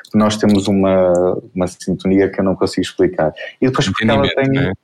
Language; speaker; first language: Portuguese; native; Portuguese